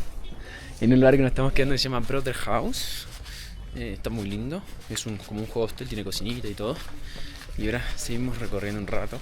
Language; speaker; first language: Spanish; native; Spanish